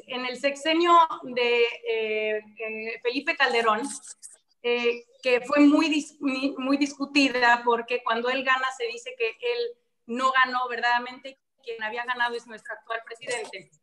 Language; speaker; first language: Spanish; native; Spanish